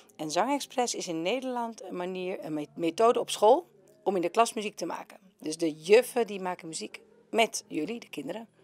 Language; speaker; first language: Dutch; native; Dutch